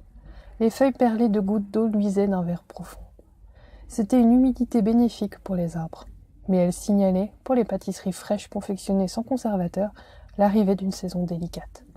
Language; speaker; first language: French; native; French